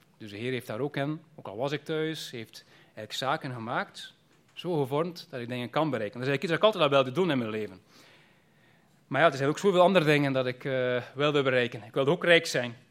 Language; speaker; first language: Dutch; native; Dutch